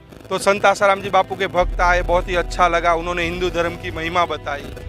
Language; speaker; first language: Hindi; native; Hindi